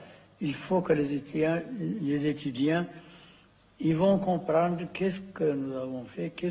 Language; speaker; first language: French; non-native, fluent; Amharic